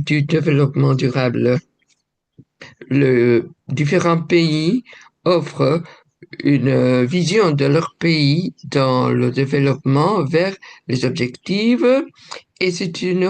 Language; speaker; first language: French; non-native, fluent; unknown